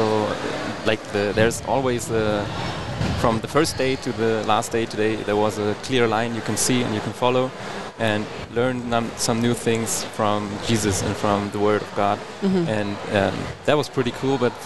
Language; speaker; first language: English; non-native, fluent; German